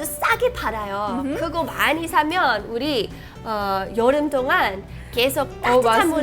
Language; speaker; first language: Korean; non-native, fluent; English